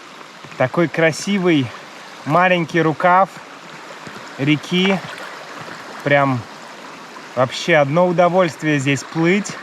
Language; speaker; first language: Russian; native; Russian